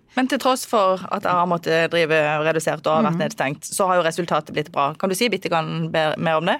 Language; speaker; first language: Norwegian; native; Norwegian